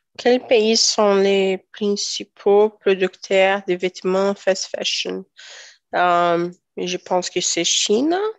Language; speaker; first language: French; non-native, learner; Portuguese